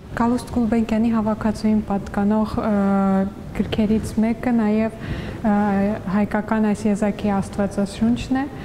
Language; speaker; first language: Armenian; native; Armenian